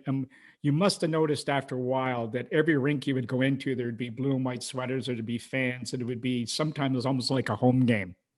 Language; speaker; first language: English; native; English